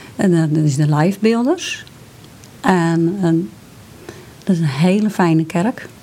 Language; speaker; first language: Dutch; native; Dutch